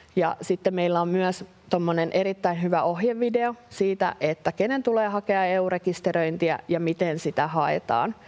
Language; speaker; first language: Finnish; native; Finnish